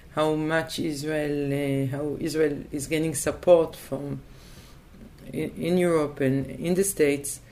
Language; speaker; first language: English; non-native, fluent; Hebrew